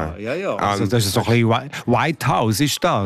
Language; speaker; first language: German; native; German